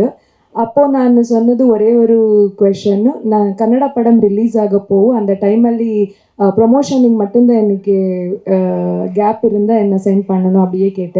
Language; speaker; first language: Tamil; non-native, local second language; Kannada